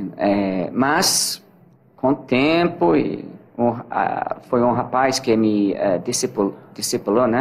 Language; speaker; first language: Portuguese; non-native, learner; English